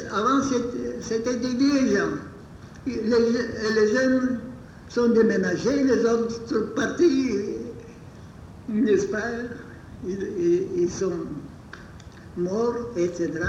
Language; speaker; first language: French; non-native, fluent; Bulgarian